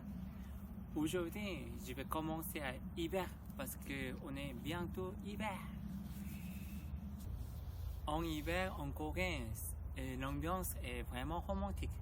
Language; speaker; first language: French; non-native, learner; Korean